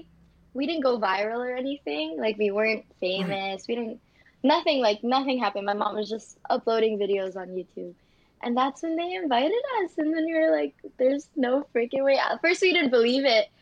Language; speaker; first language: English; native; English